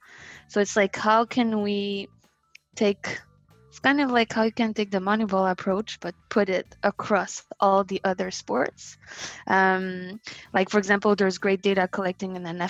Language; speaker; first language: English; non-native, fluent; French